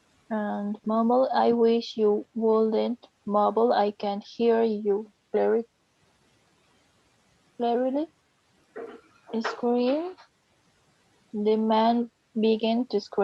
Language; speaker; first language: English; non-native, learner; Spanish